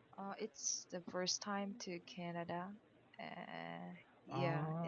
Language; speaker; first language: English; non-native, learner; Korean